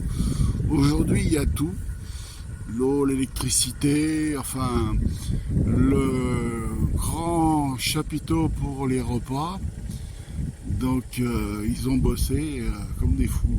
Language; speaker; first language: French; native; French